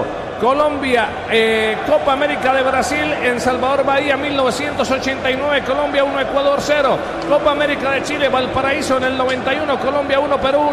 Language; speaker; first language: Spanish; native; Spanish